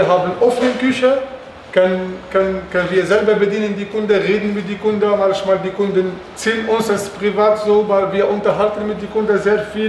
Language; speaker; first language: German; non-native, learner; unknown